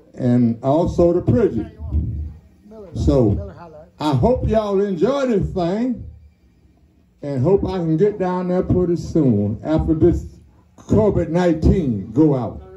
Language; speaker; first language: English; native; English